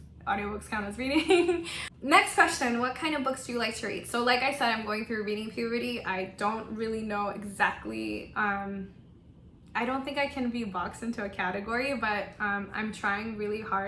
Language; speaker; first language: English; non-native, local second language; Spanish